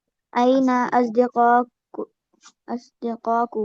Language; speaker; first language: Arabic; non-native, learner; Urdu